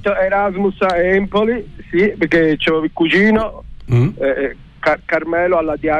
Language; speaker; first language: Italian; native; Italian